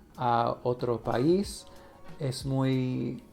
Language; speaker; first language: Spanish; non-native, learner; English